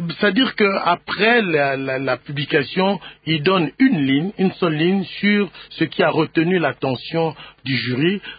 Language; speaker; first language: French; non-native, local second language; Lingala